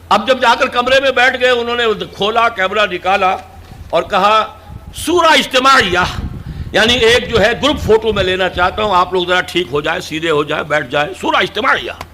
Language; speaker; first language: Urdu; native; Urdu